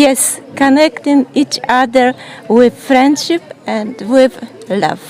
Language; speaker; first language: English; non-native, learner; Polish